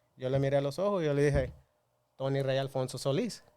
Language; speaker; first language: Spanish; early bilingual, other home language; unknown